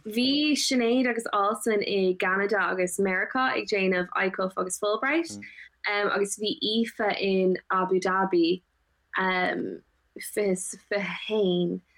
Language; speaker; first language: Irish; non-native, local second language; English